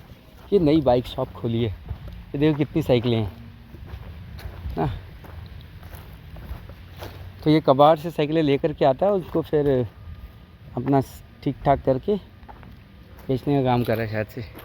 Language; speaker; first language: Hindi; native; Hindi